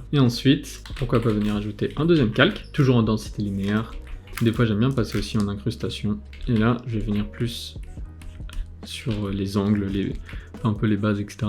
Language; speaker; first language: French; native; French